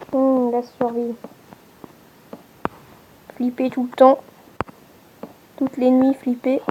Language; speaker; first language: French; native; French